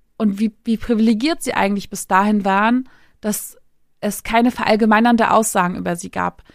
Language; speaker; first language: German; early bilingual, other home language; Turkish